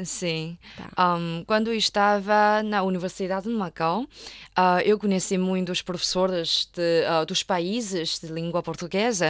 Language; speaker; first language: Portuguese; non-native, fluent; Chinese